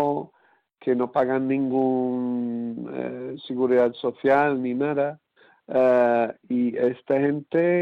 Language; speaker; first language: Spanish; non-native, fluent; English